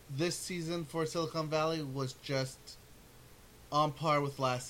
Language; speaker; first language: English; native; English